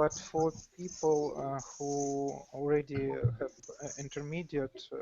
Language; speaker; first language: English; non-native, learner; Russian